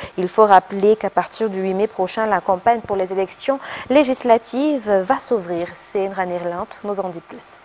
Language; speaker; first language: French; non-native, local second language; Malagasy